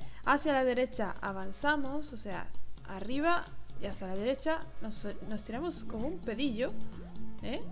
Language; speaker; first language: Spanish; native; Spanish